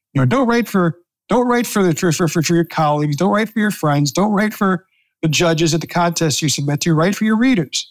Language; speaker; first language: English; native; English